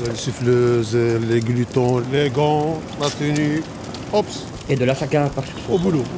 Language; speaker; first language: French; native; French